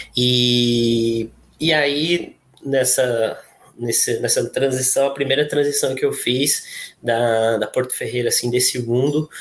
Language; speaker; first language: Portuguese; native; Portuguese